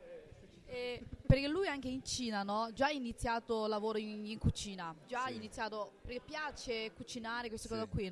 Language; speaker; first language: Italian; non-native, learner; Chinese